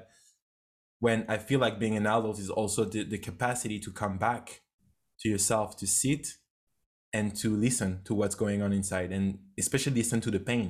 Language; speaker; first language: English; non-native, fluent; French